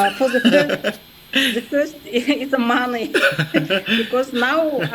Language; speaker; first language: English; non-native, learner; Kazakh